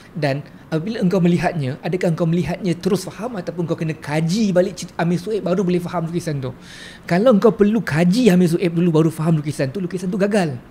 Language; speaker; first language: Malay; native; Malay